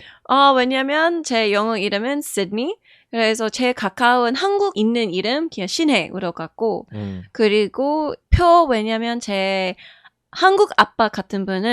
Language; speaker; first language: Korean; non-native, fluent; English